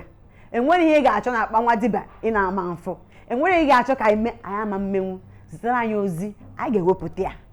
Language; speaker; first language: Igbo; native; Igbo